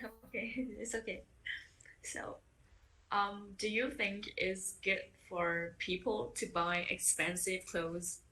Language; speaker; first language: English; non-native, fluent; Vietnamese